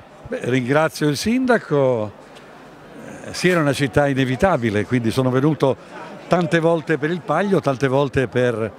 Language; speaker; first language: Italian; native; Italian